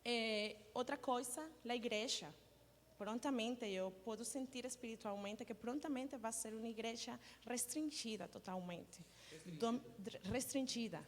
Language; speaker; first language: Portuguese; non-native, learner; Spanish